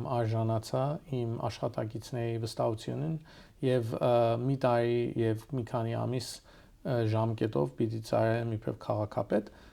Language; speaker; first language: Armenian; early bilingual, heritage; Armenian